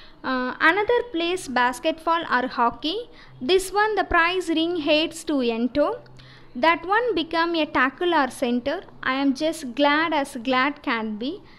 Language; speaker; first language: English; non-native, local second language; Tamil